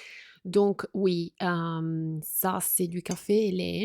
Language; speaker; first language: French; non-native, fluent; Italian